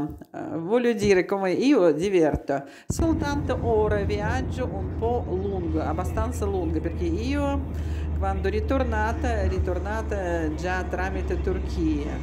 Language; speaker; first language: Italian; non-native, learner; Russian